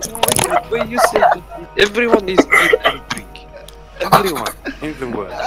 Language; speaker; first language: English; non-native, learner; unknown